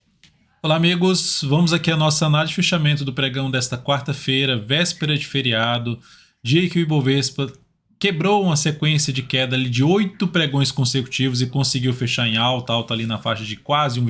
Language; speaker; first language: Portuguese; native; Portuguese